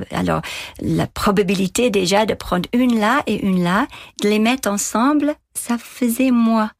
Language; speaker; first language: French; non-native, fluent; English